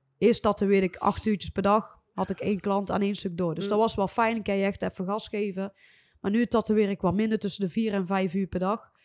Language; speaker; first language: Dutch; native; Dutch